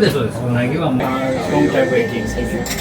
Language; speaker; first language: Japanese; native; Japanese